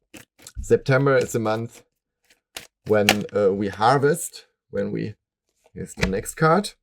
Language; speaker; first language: English; non-native, fluent; German